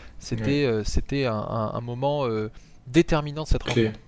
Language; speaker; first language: French; native; French